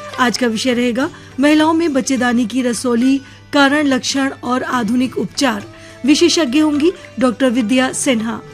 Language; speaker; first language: Hindi; native; Hindi